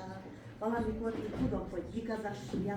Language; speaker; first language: Hungarian; non-native, learner; Kazakh